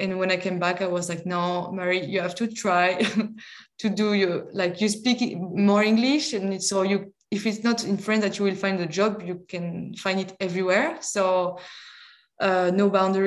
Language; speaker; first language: English; non-native, fluent; French